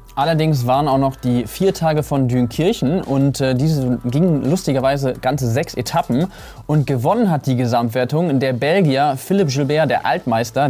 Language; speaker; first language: German; native; German